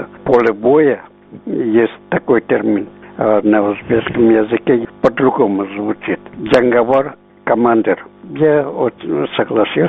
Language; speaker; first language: Russian; non-native, local second language; Uzbek